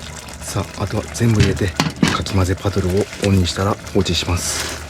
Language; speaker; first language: Japanese; native; Japanese